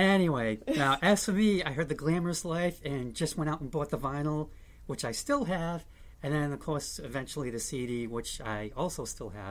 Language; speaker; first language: English; native; English